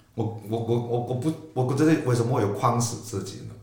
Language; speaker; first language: Chinese; non-native, local second language; Cantonese